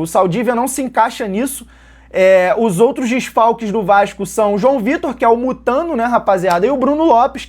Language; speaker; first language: Portuguese; native; Portuguese